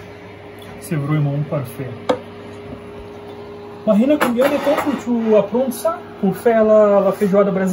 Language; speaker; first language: French; non-native, learner; Portuguese